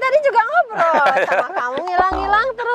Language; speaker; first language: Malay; non-native, local second language; Sundanese